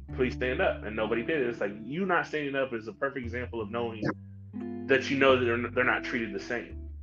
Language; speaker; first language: English; native; English